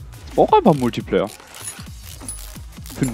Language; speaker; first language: German; native; German